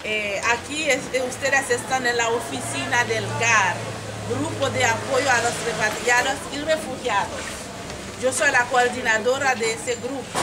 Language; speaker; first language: Spanish; non-native, fluent; Haitian Creole